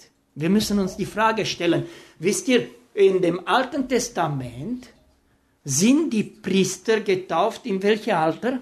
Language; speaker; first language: German; non-native, fluent; Romanian